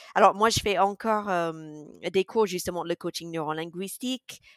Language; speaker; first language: French; non-native, fluent; English